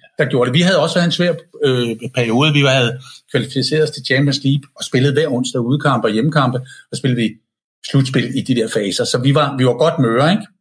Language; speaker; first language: Danish; native; Danish